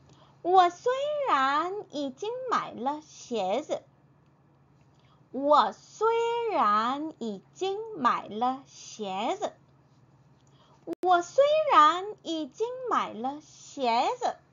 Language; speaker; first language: Chinese; non-native, fluent; Korean